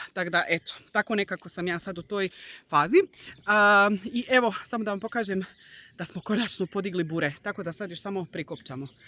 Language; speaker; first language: Bosnian; early bilingual, heritage; Croatian